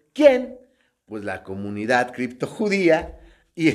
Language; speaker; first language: Spanish; native; Spanish